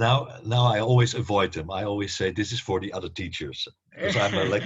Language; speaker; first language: English; non-native, fluent; Dutch